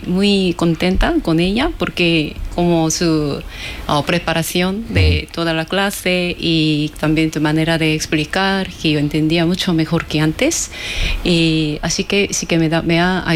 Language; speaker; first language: Spanish; non-native, fluent; Korean